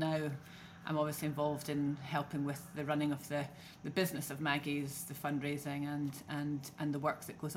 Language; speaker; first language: English; native; English